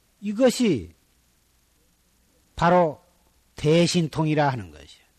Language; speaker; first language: Korean; native; Korean